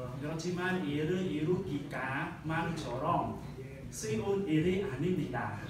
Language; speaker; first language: Korean; non-native, learner; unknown